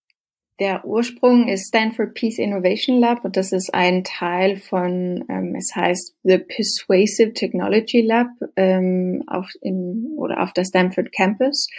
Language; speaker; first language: German; non-native, fluent; Danish